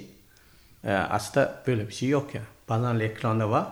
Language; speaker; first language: Turkish; non-native, learner; Chinese